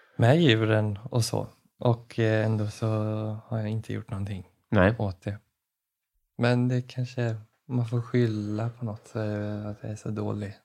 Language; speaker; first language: Swedish; native; Swedish